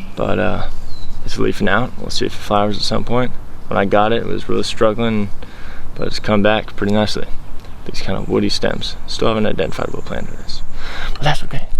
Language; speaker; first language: English; native; English